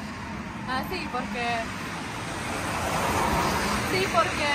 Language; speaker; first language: Spanish; non-native, learner; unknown